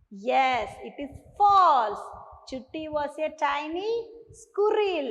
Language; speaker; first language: English; non-native, local second language; Tamil